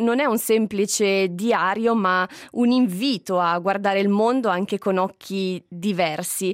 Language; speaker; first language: Italian; native; Italian